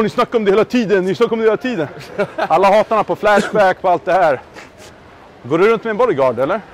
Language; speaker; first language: Swedish; native; Swedish